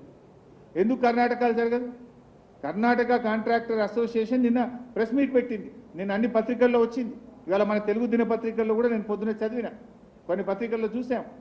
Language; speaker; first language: Telugu; native; Telugu